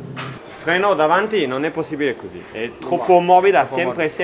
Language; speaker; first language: Italian; non-native, learner; French